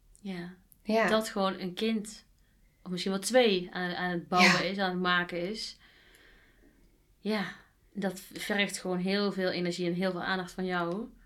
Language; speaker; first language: Dutch; native; Dutch